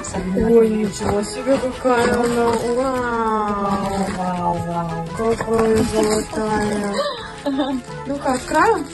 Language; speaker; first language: Russian; early bilingual, other home language; Tajik